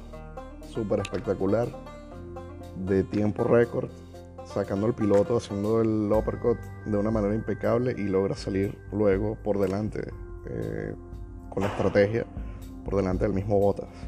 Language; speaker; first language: Spanish; native; Spanish